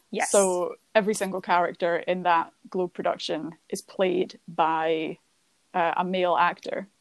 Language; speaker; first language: English; native; English